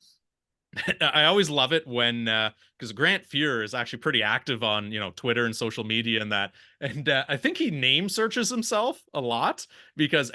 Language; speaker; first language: English; native; English